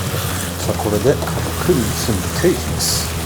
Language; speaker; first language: Japanese; native; Japanese